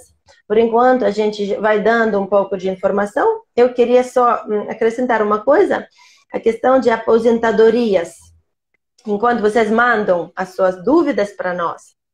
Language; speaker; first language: Portuguese; non-native, fluent; Russian